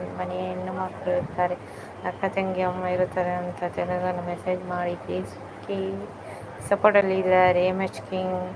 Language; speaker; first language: Kannada; native; Kannada